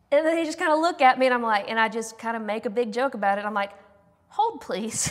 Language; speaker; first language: English; native; English